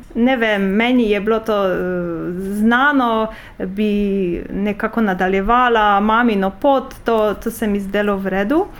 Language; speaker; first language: Slovenian; non-native, fluent; Polish